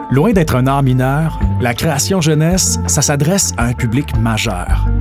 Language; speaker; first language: French; native; French